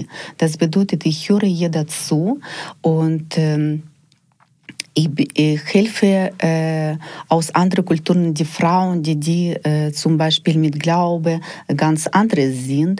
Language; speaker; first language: German; non-native, fluent; Ukrainian